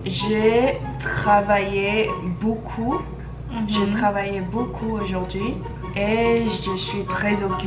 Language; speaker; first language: French; non-native, fluent; English